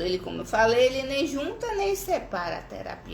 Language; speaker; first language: Portuguese; native; Portuguese